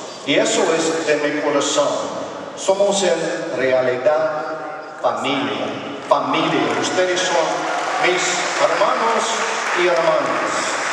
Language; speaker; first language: Spanish; non-native, learner; English